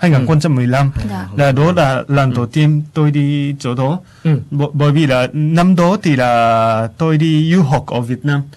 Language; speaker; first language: Vietnamese; non-native, fluent; Japanese